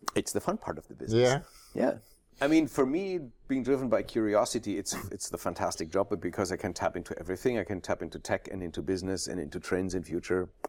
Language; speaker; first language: English; non-native, fluent; German